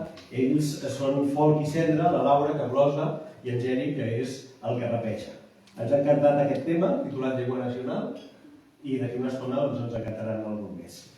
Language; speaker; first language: Catalan; native; Catalan